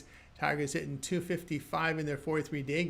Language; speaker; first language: English; native; English